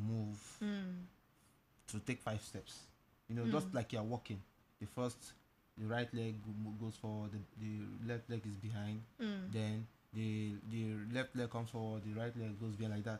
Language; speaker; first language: English; non-native, local second language; Igbo